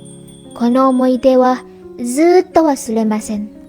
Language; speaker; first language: Japanese; non-native, learner; Indonesian